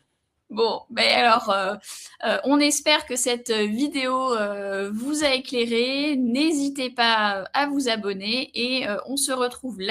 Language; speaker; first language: French; native; French